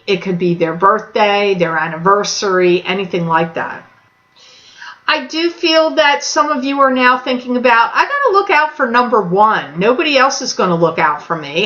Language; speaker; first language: English; native; English